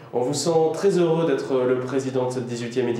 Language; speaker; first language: French; native; French